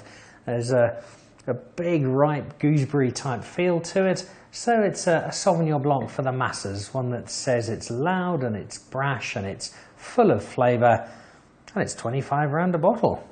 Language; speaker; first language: English; native; English